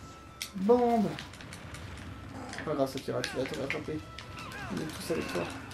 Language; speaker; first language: French; native; French